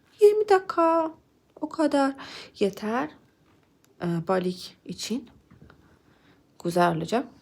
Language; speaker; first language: Turkish; non-native, learner; Persian